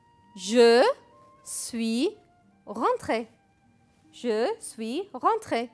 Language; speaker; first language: French; non-native, fluent; Arabic